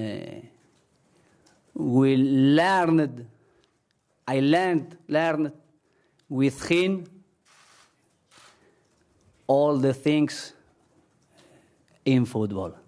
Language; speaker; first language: English; non-native, learner; Spanish